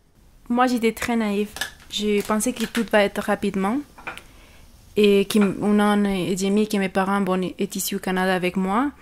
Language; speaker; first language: French; non-native, learner; Spanish